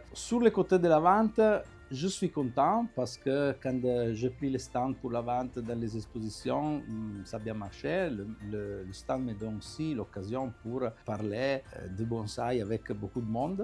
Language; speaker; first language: French; non-native, fluent; Italian